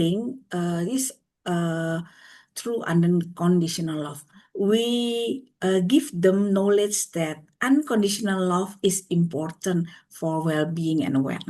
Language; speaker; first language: English; non-native, learner; Indonesian